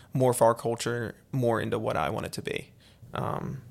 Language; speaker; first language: English; native; English